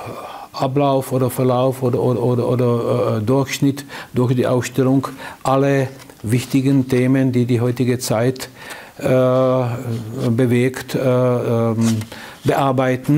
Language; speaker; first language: German; non-native, fluent; Czech